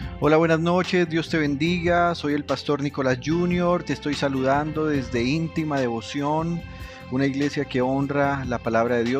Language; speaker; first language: Spanish; native; Spanish